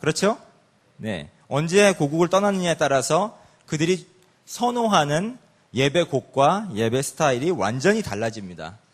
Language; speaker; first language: Korean; early bilingual, other home language; English